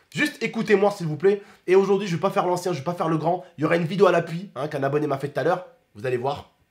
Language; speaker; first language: French; early bilingual, other home language; Arabic